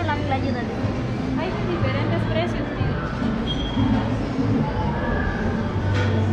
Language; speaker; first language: Spanish; native; Spanish